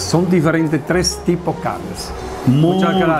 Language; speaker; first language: Spanish; non-native, fluent; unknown